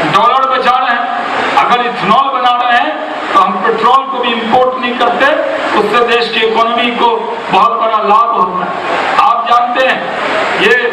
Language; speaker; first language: Hindi; native; Hindi